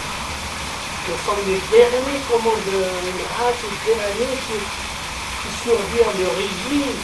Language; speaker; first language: French; non-native, local second language; Arabic